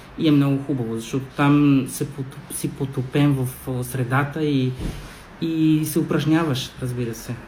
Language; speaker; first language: Bulgarian; non-native, fluent; Spanish